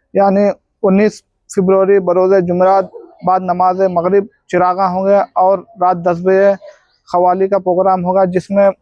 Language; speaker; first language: Urdu; native; Urdu